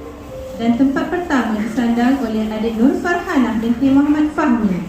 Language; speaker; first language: Malay; native; Malay